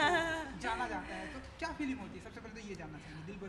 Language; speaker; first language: Hindi; native; Hindi